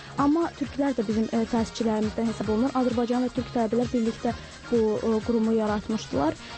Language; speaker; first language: Azerbaijani; native; Azerbaijani